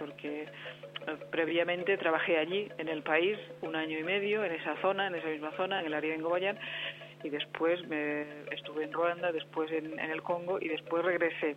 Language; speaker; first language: Spanish; native; Spanish